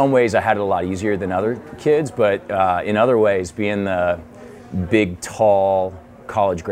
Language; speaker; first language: English; native; English